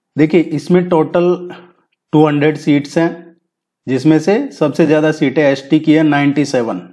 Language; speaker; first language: Hindi; native; Hindi